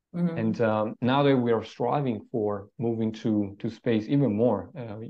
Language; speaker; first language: English; non-native, fluent; Italian